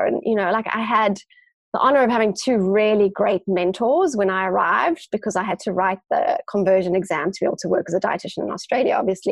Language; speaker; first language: English; native; English